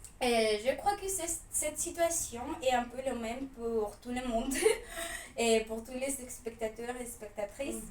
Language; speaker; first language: French; non-native, fluent; Spanish